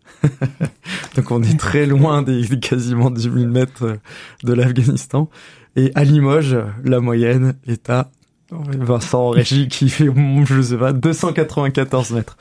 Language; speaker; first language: French; native; French